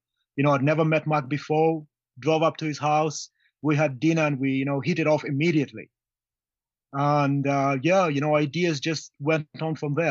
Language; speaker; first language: English; non-native, local second language; Luyia